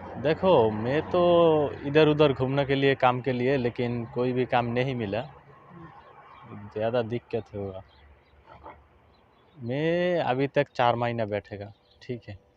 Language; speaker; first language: Hindi; non-native, learner; Bangla